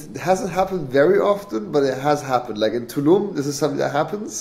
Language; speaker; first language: English; native; English